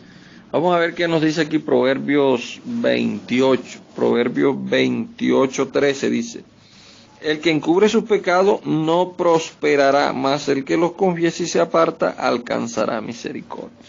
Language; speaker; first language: Spanish; native; Spanish